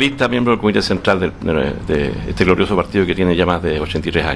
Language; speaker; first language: Spanish; native; Spanish